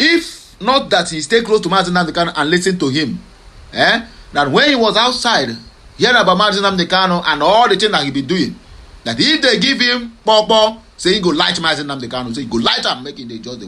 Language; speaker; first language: English; non-native, local second language; Igbo